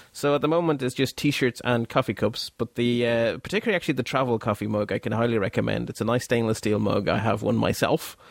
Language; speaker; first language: English; non-native, fluent; Dutch